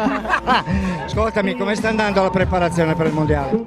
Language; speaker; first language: Italian; native; Italian